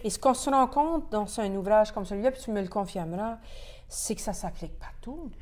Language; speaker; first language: French; native; French